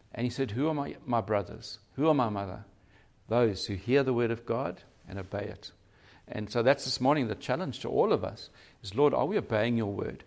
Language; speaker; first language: English; native; English